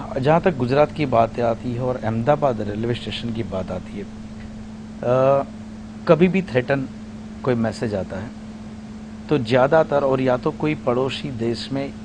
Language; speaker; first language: Hindi; non-native, local second language; Gujarati